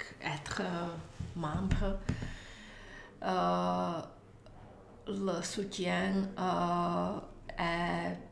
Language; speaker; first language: French; non-native, learner; Czech